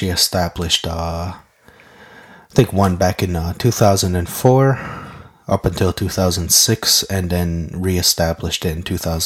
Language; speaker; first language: English; non-native, fluent; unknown